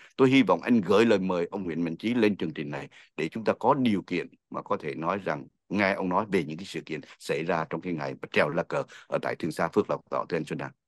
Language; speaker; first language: Vietnamese; native; Vietnamese